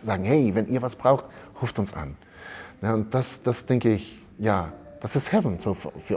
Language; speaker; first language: German; early bilingual, heritage; German